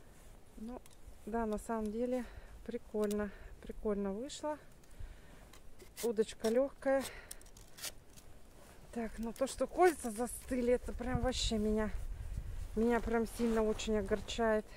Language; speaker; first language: Russian; native; Russian